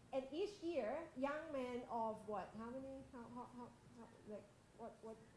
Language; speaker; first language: English; non-native, fluent; Thai